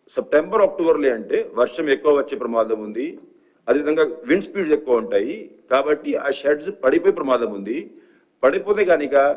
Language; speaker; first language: Telugu; non-native, fluent; Hindi